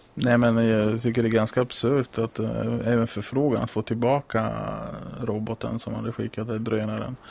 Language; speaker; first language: Swedish; non-native, fluent; Italian